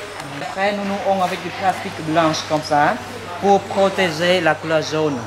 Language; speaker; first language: French; non-native, fluent; Khmer